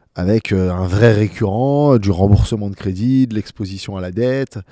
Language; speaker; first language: French; native; French